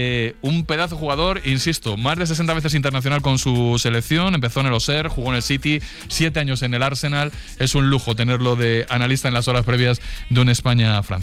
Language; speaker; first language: Spanish; native; Spanish